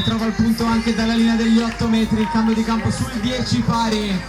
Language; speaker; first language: Italian; native; Italian